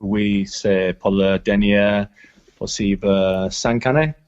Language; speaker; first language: French; non-native, learner; English